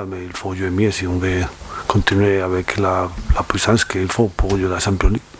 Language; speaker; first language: French; non-native, fluent; Spanish